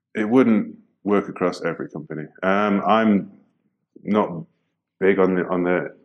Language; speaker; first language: English; native; English